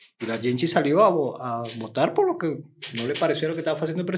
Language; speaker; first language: Portuguese; non-native, learner; Spanish